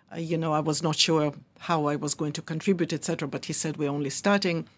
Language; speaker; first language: English; early bilingual, other home language; Russian